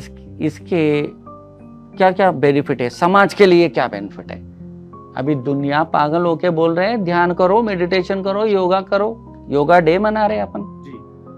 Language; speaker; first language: Hindi; non-native, local second language; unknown